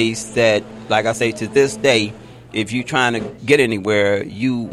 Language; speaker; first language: English; native; English